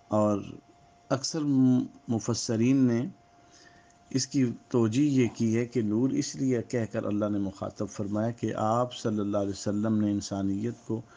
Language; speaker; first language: Urdu; native; Urdu